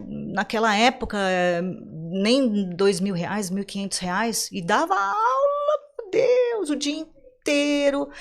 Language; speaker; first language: Portuguese; native; Portuguese